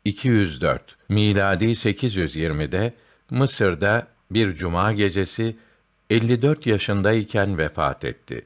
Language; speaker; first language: Turkish; native; Turkish